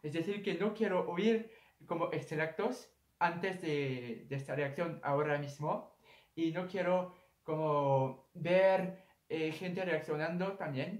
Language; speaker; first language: Spanish; non-native, fluent; French